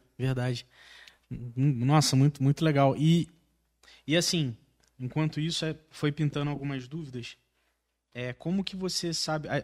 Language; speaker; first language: Portuguese; native; Portuguese